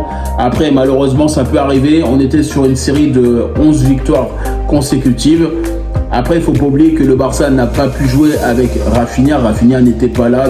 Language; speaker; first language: French; native; French